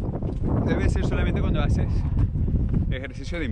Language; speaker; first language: Spanish; native; Spanish